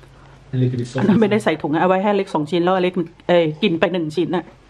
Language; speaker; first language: Swedish; non-native, learner; Thai